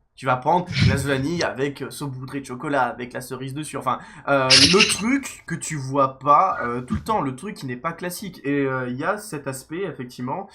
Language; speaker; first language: French; native; French